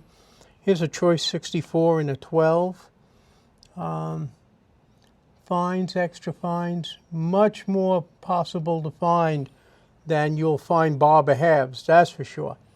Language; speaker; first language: English; native; English